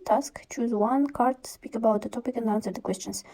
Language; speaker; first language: English; non-native, fluent; Kazakh